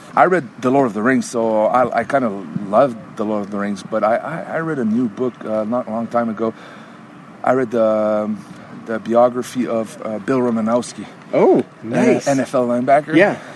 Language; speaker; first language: English; native; English